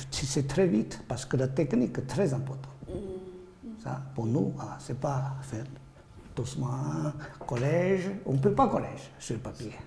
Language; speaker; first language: French; non-native, learner; Chinese